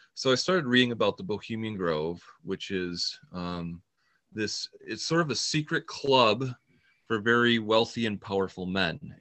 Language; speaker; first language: English; native; English